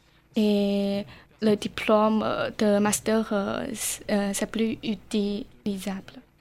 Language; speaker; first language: French; non-native, learner; Chinese